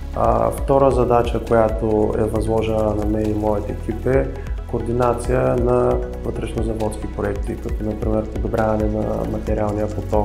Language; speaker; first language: Bulgarian; native; Bulgarian